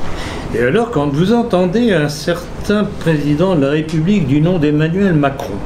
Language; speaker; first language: French; native; French